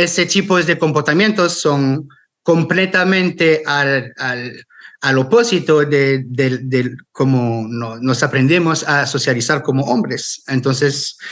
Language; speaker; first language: Spanish; non-native, fluent; French